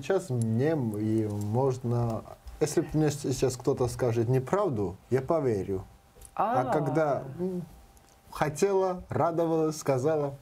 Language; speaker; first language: Russian; non-native, learner; Georgian